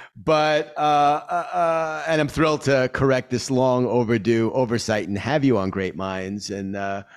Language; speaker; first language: English; native; English